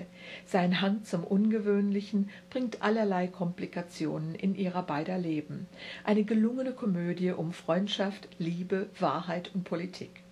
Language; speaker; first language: German; native; German